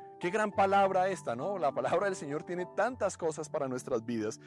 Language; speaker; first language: Spanish; native; Spanish